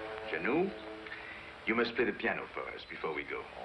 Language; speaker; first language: English; non-native, fluent; French